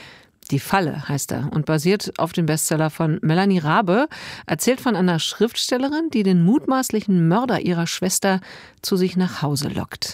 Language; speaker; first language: German; native; German